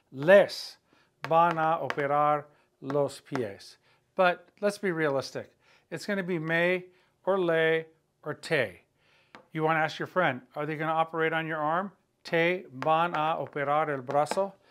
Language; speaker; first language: English; native; English